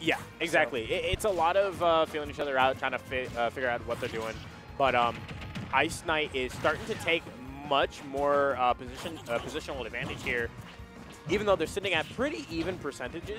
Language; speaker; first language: English; native; English